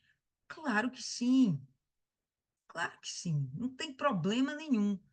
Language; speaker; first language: Portuguese; native; Portuguese